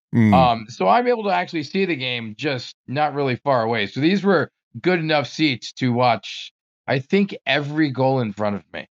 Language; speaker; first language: English; native; English